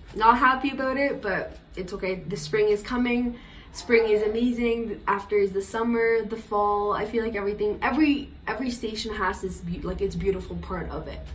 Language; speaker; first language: English; non-native, fluent; Spanish